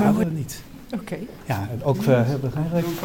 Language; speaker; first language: Dutch; non-native, fluent; Spanish